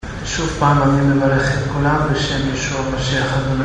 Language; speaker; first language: Hebrew; non-native, fluent; Russian